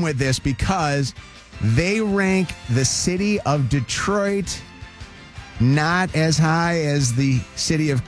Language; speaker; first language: English; native; English